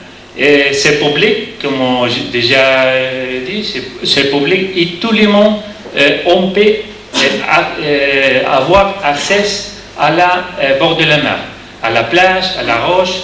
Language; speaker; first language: French; non-native, learner; Spanish